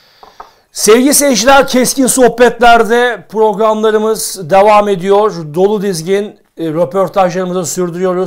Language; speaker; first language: Turkish; native; Turkish